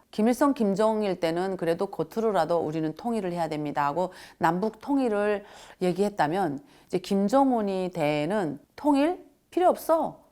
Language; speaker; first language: Korean; native; Korean